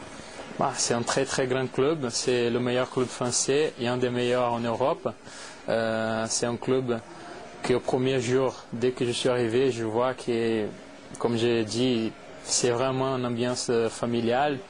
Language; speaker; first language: French; non-native, fluent; Portuguese